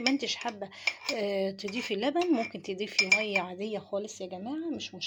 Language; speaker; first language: Arabic; native; Arabic